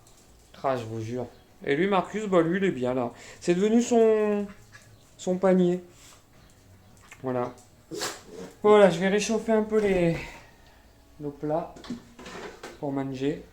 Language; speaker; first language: French; native; French